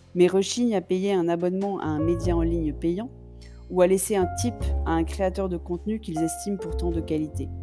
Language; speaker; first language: French; native; French